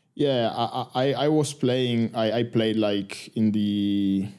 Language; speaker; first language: English; non-native, fluent; Spanish